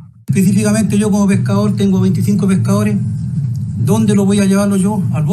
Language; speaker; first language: Spanish; native; Spanish